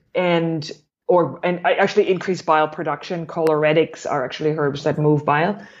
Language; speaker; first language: English; non-native, fluent; German